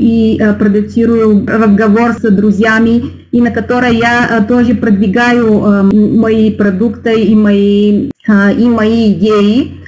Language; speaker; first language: Russian; non-native, learner; Bulgarian